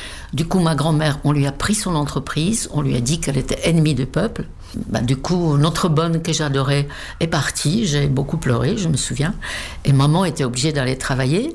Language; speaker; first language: French; non-native, fluent; Czech